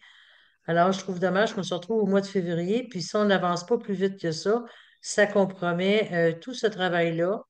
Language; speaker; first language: French; native; French